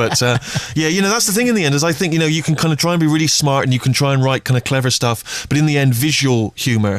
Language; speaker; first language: English; native; English